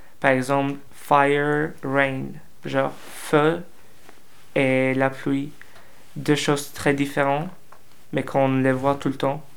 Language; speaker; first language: French; non-native, fluent; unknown